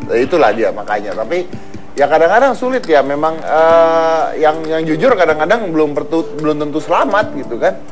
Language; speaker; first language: Indonesian; native; Indonesian